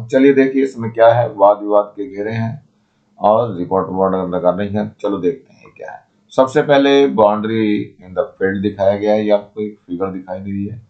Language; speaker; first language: Hindi; native; Hindi